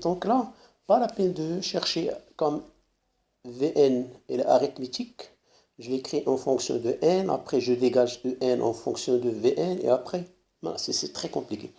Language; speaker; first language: French; non-native, local second language; Arabic